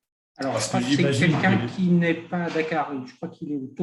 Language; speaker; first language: French; native; French